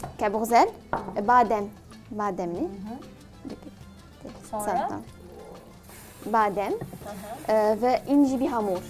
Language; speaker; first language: Turkish; non-native, learner; Arabic